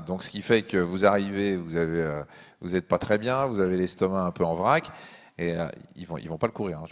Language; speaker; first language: French; native; French